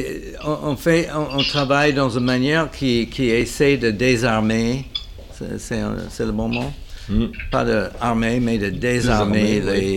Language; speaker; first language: French; non-native, fluent; English